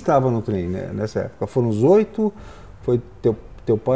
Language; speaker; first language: Portuguese; native; Portuguese